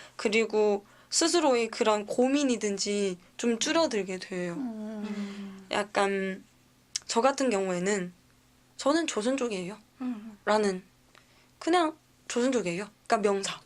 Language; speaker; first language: Korean; native; Korean